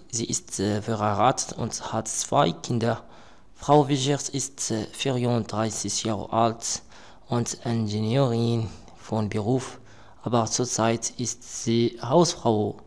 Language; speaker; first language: German; non-native, learner; Arabic